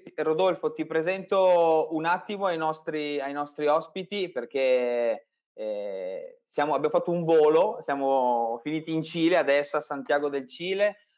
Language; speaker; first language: Italian; native; Italian